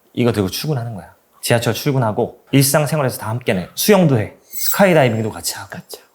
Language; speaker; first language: Korean; native; Korean